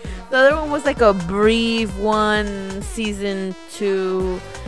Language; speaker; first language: English; early bilingual, other home language; Spanish